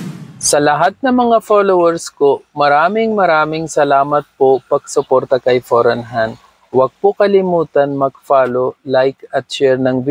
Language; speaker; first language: Filipino; non-native, learner; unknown